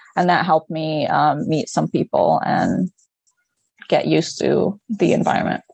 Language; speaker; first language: English; non-native, fluent; Arabic